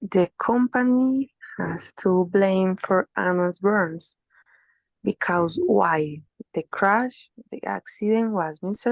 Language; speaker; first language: English; non-native, learner; Spanish